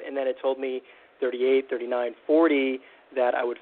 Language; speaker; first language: English; native; English